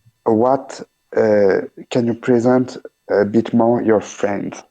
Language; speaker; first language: English; non-native, learner; French